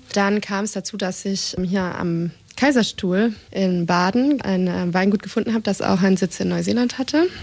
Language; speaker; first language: German; native; German